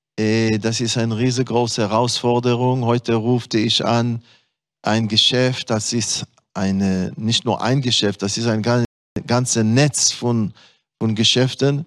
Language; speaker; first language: German; non-native, fluent; Hebrew